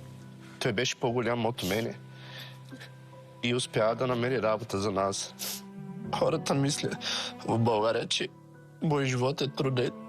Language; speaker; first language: Bulgarian; non-native, fluent; Portuguese